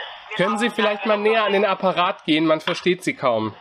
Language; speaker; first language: German; native; German